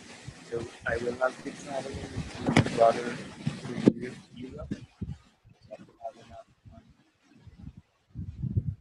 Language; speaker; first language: English; non-native, learner; Spanish